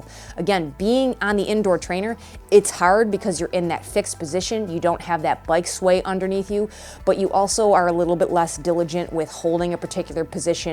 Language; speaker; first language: English; native; English